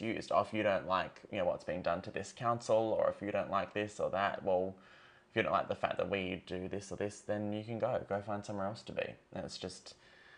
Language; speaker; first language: English; native; English